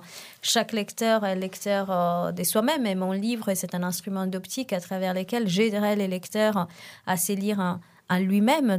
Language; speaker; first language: French; non-native, fluent; Italian